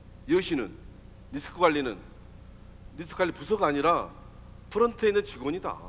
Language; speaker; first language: Korean; native; Korean